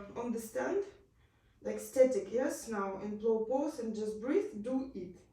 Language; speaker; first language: English; non-native, learner; Ukrainian